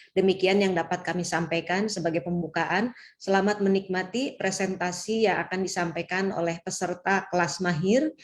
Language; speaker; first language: Indonesian; native; Indonesian